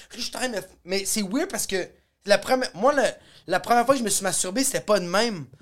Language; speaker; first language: French; native; French